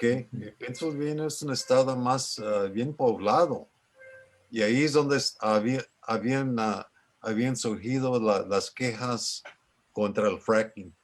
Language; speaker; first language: Spanish; early bilingual, other home language; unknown